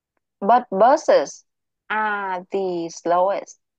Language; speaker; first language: English; non-native, local second language; Vietnamese